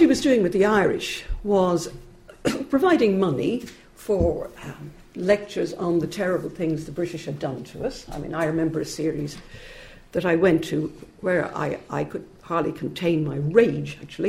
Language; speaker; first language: English; native; English